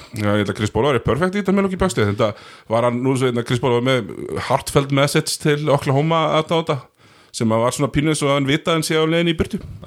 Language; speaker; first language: Icelandic; native; Icelandic